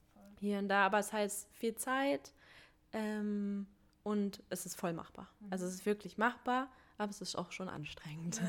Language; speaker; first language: German; early bilingual, other home language; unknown